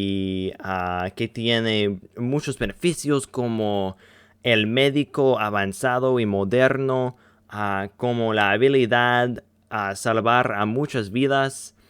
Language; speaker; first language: Spanish; non-native, learner; English